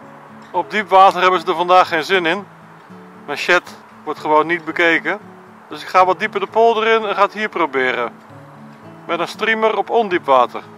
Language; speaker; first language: Dutch; native; Dutch